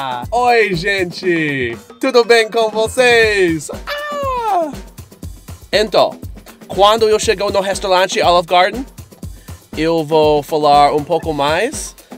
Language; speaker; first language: Portuguese; non-native, learner; English